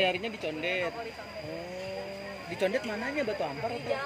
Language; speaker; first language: Indonesian; native; Indonesian